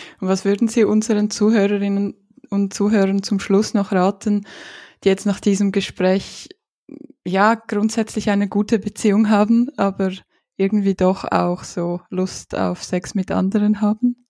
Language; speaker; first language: German; native; German